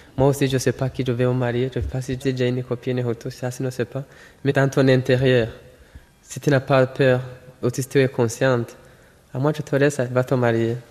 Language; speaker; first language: French; non-native, local second language; Rundi